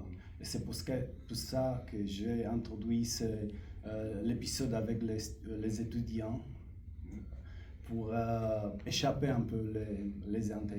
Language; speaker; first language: French; non-native, fluent; Romanian